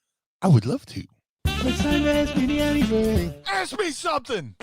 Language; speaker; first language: English; native; English